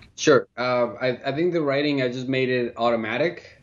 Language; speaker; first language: English; non-native, fluent; Spanish